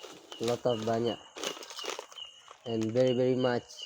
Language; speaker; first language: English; non-native, learner; Indonesian